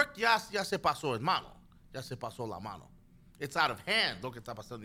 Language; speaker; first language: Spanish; early bilingual, other home language; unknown